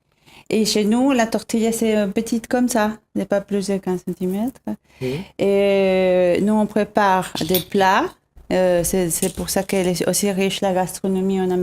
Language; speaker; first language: French; non-native, fluent; Spanish